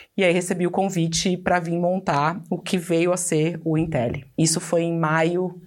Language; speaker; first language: Portuguese; native; Portuguese